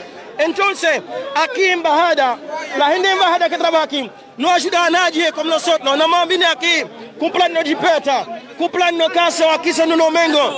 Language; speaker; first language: Spanish; non-native, learner; Haitian Creole